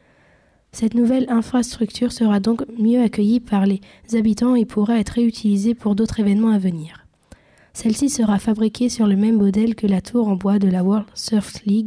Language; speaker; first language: French; native; French